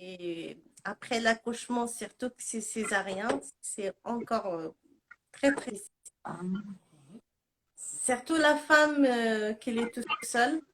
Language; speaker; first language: French; non-native, local second language; Arabic